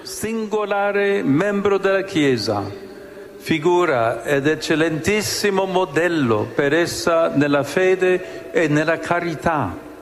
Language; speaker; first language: Italian; non-native, fluent; English